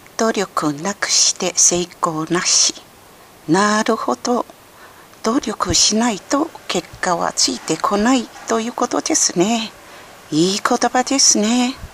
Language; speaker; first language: Japanese; native; Japanese